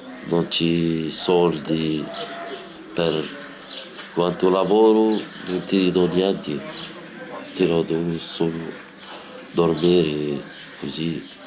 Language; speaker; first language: Italian; non-native, learner; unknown